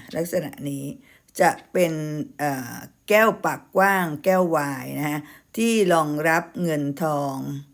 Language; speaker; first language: Thai; native; Thai